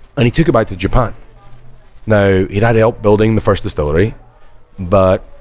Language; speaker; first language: English; native; English